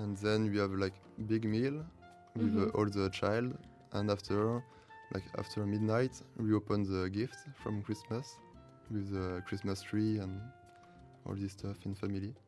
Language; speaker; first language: English; non-native, learner; French